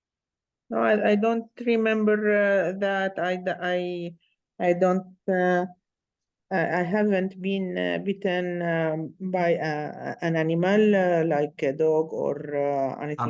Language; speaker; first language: English; non-native, learner; Arabic